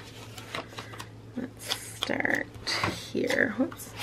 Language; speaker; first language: English; native; English